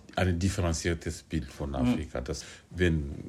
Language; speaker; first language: German; non-native, fluent; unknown